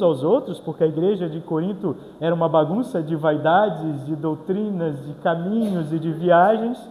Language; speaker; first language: Portuguese; native; Portuguese